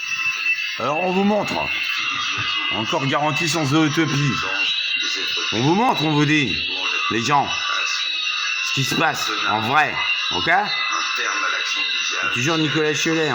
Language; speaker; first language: French; native; French